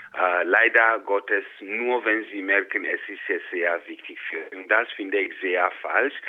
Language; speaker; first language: German; non-native, fluent; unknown